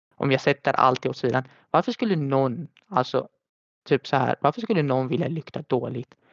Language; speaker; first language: Swedish; early bilingual, other home language; Arabic